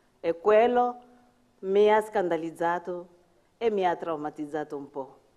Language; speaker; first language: Italian; non-native, fluent; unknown